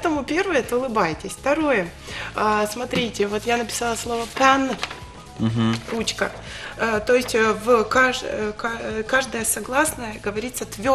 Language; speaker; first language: Russian; native; Russian